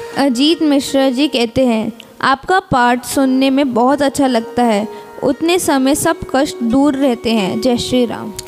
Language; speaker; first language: Hindi; native; Hindi